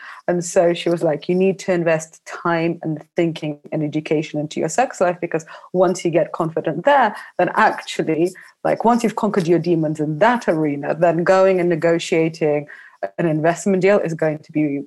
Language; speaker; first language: English; early bilingual, other home language; Russian